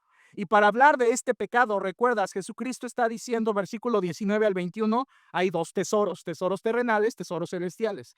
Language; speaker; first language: Spanish; native; Spanish